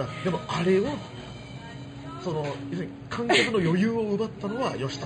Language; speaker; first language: Japanese; native; Japanese